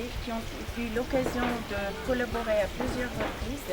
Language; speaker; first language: French; non-native, fluent; Bulgarian